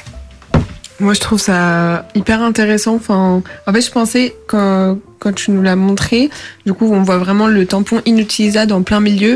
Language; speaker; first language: French; native; French